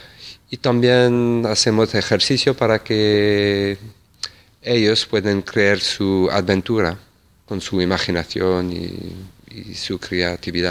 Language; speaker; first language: Spanish; non-native, fluent; French